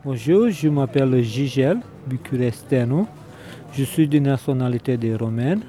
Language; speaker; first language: French; non-native, learner; Romanian